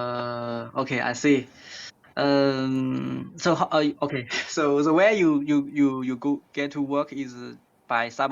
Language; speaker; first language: English; non-native, learner; Chinese